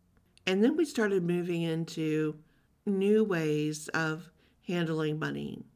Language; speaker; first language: English; native; English